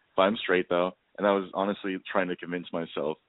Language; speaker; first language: English; native; English